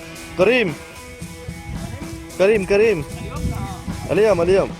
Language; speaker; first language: Arabic; non-native, learner; Hindi